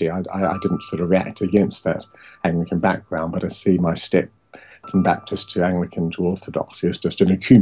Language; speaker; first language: English; native; English